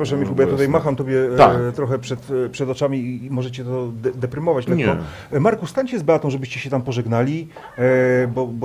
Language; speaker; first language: Polish; native; Polish